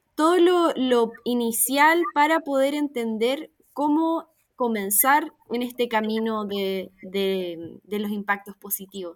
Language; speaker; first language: Spanish; native; Spanish